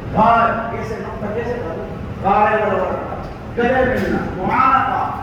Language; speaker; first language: Urdu; non-native, local second language; Pashto